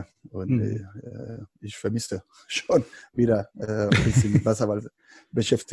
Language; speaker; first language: German; non-native, fluent; Spanish